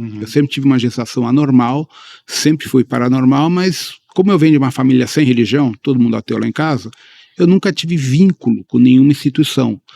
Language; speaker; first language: Portuguese; early bilingual, other home language; Spanish